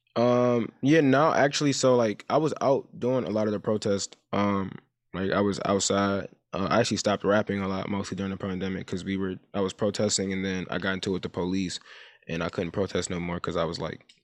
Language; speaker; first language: English; early bilingual, other home language; Yoruba